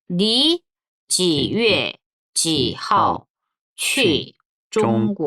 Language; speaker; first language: Chinese; non-native, fluent; Korean